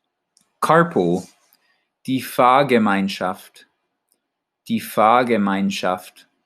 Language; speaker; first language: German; non-native, fluent; English